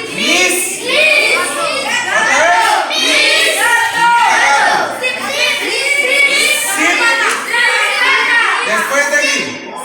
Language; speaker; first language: Spanish; non-native, local second language; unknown